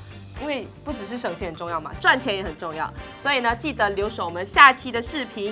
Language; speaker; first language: Chinese; native; Chinese